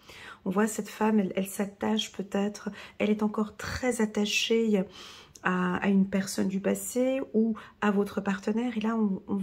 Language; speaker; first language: French; native; French